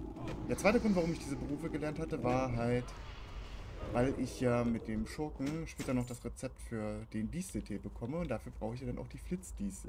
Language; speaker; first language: German; native; German